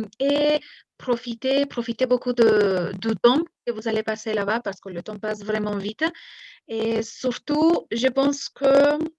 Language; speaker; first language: French; non-native, fluent; Spanish